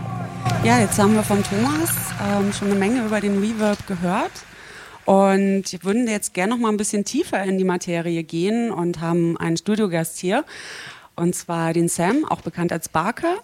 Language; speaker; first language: German; native; German